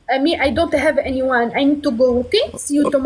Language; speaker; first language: English; non-native, learner; Arabic